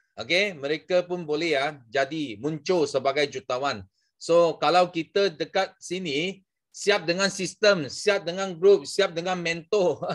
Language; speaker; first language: Malay; non-native, local second language; Chinese